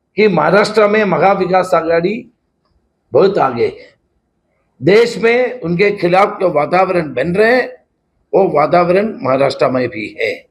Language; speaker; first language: Hindi; non-native, local second language; Marathi